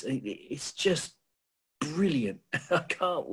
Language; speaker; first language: English; native; English